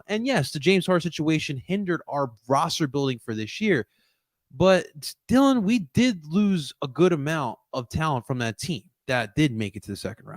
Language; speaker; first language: English; native; English